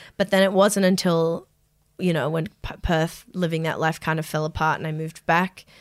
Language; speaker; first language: English; native; English